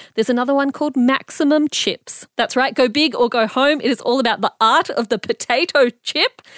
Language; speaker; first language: English; early bilingual, other home language; Hindi